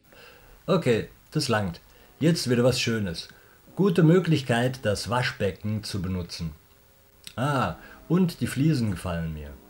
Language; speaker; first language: German; native; German